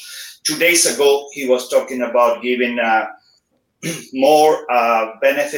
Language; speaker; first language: English; non-native, fluent; Spanish